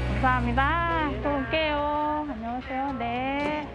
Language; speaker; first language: Korean; non-native, learner; Thai